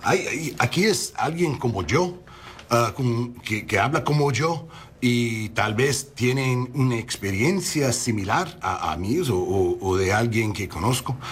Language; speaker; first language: Spanish; non-native, learner; English